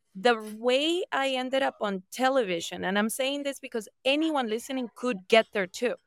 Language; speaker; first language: English; non-native, fluent; Spanish